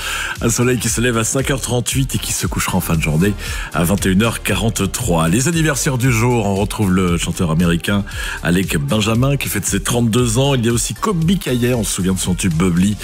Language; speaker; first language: French; native; French